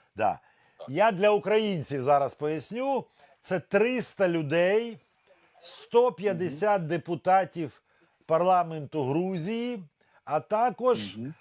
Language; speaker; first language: Ukrainian; native; Ukrainian